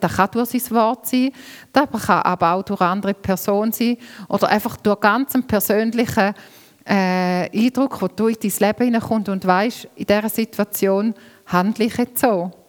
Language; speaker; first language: German; native; German